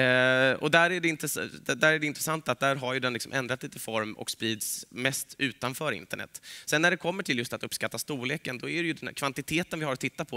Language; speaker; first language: Swedish; native; Swedish